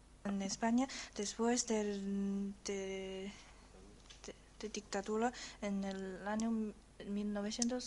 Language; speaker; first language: Spanish; non-native, learner; Chinese